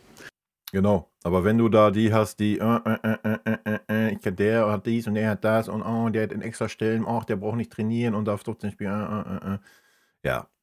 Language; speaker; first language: German; native; German